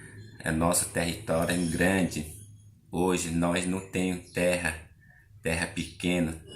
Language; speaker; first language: Portuguese; non-native, local second language; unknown